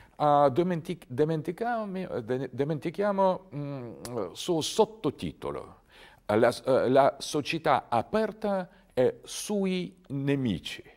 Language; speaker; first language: Italian; non-native, learner; Russian